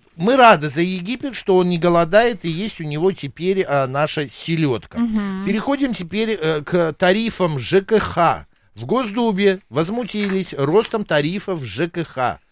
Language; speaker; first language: Russian; native; Russian